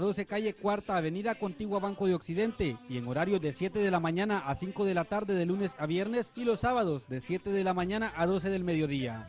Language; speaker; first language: Spanish; native; Spanish